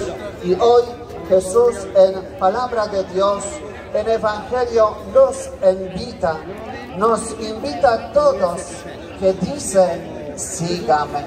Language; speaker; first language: Spanish; non-native, fluent; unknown